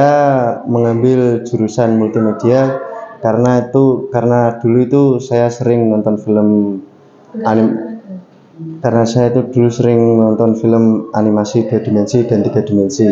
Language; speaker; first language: Indonesian; non-native, local second language; Javanese